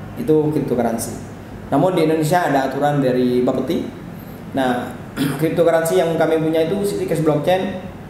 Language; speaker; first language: Indonesian; non-native, local second language; Madurese